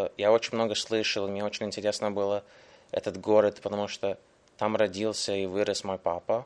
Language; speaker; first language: Russian; early bilingual, heritage; English